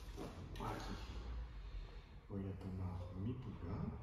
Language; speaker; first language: Spanish; non-native, learner; French